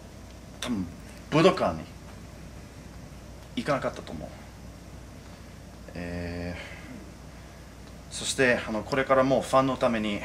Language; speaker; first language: Japanese; non-native, fluent; English